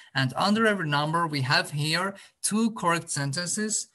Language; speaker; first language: English; non-native, fluent; Azerbaijani